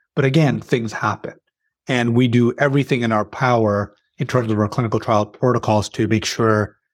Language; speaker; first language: English; early bilingual, other home language; Arabic